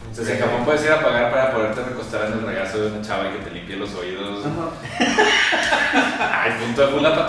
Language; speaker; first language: Spanish; native; Spanish